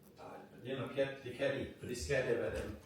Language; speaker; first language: Danish; native; Danish